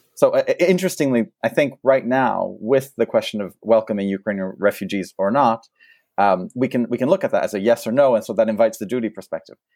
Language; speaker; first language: English; early bilingual, other home language; French